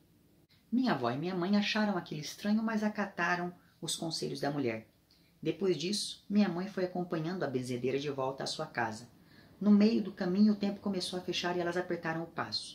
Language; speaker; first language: Portuguese; native; Portuguese